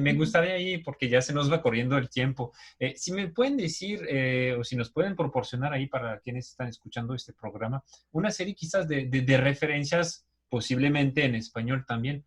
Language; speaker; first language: Spanish; native; Spanish